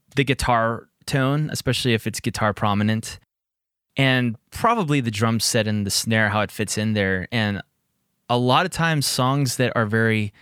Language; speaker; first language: English; native; English